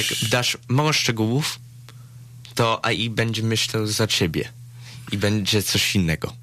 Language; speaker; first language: Polish; early bilingual, other home language; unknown